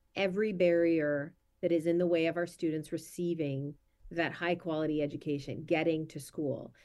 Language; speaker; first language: English; native; English